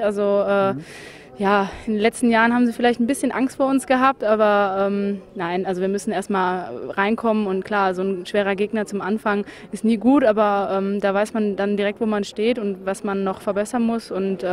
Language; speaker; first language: German; native; German